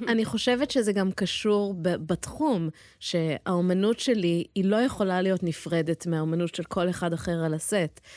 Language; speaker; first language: Hebrew; early bilingual, heritage; Hebrew